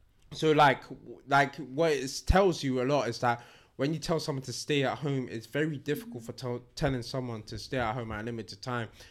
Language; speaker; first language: English; native; English